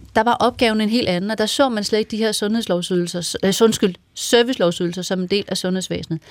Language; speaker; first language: Danish; native; Danish